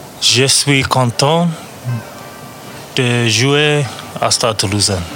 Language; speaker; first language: French; non-native, learner; English